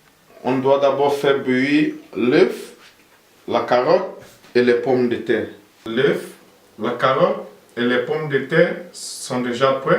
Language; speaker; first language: French; non-native, fluent; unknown